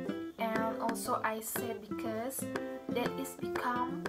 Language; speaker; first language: English; non-native, learner; Indonesian